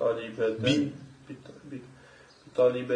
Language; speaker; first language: Arabic; non-native, learner; French